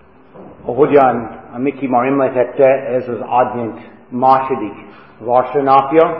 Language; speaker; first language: Hungarian; non-native, fluent; English